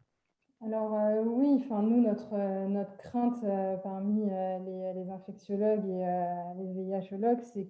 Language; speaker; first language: French; native; French